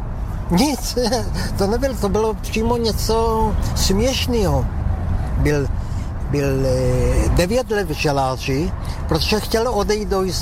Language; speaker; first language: Czech; non-native, local second language; Slovak